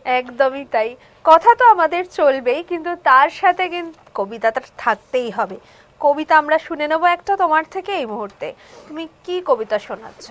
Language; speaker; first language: Bangla; native; Bangla